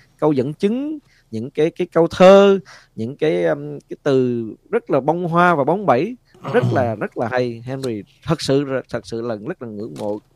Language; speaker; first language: Vietnamese; early bilingual, heritage; Vietnamese